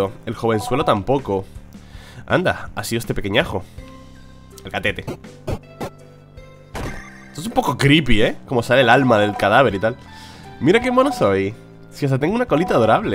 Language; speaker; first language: Spanish; native; Spanish